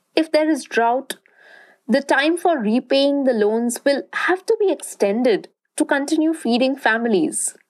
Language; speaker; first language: English; non-native, local second language; Bangla